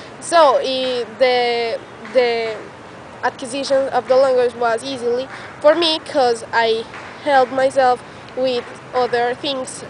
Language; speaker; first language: English; non-native, learner; Spanish